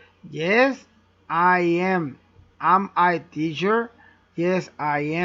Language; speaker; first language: English; non-native, learner; Spanish